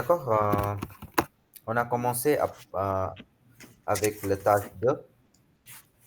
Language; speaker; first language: French; non-native, fluent; Hindi